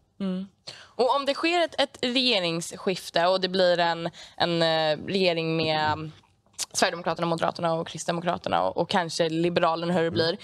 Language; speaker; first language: Swedish; native; Swedish